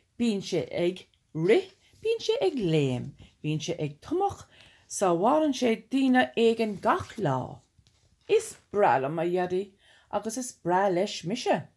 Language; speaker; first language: Irish; non-native, local second language; English